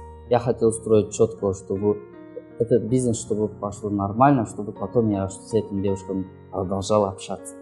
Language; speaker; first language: Russian; non-native, learner; Kyrgyz